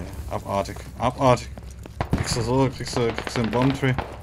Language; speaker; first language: German; native; German